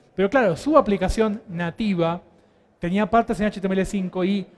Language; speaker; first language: Spanish; native; Spanish